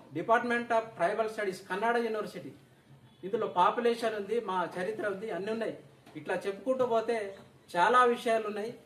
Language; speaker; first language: Telugu; non-native, local second language; Gondi